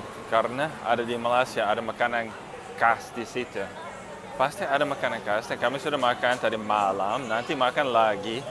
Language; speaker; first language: Indonesian; non-native, fluent; English